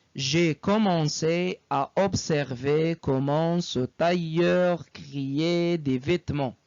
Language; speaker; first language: French; non-native, local second language; Arabic